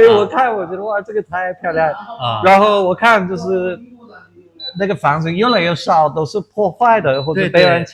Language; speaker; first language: Chinese; non-native, fluent; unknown